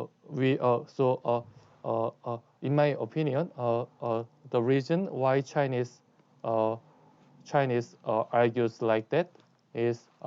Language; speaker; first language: English; non-native, learner; Korean